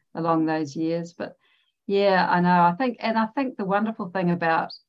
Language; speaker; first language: English; native; English